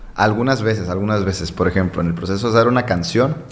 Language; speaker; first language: Spanish; native; Spanish